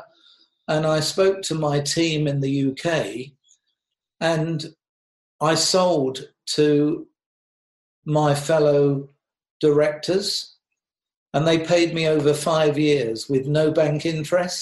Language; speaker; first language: English; native; English